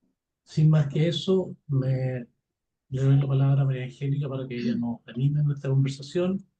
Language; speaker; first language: Spanish; native; Spanish